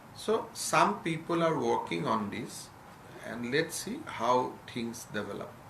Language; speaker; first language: English; non-native, local second language; Assamese